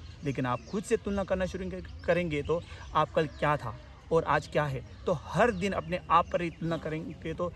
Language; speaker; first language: Hindi; non-native, local second language; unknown